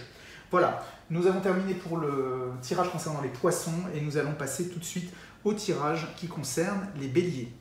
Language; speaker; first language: French; native; French